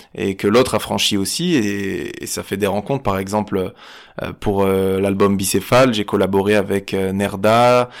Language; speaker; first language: French; native; French